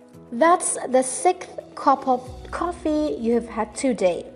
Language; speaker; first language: English; non-native, fluent; Persian